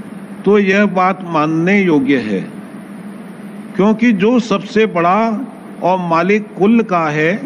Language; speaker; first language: Hindi; native; Hindi